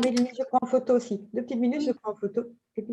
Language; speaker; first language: French; native; French